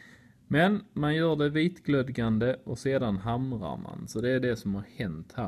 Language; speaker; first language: Swedish; native; Swedish